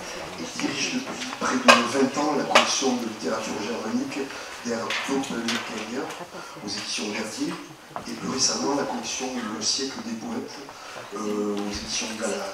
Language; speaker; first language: French; native; French